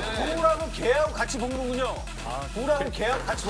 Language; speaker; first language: Korean; native; Korean